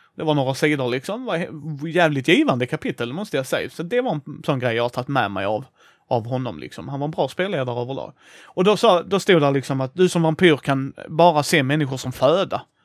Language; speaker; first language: Swedish; native; Swedish